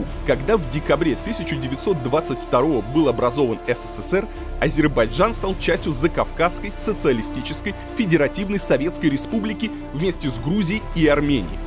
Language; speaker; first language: Russian; native; Russian